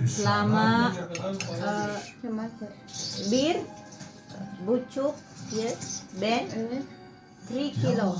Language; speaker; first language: Turkish; non-native, learner; Indonesian